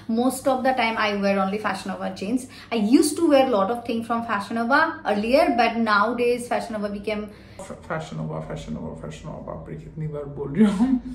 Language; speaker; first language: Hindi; non-native, local second language; Assamese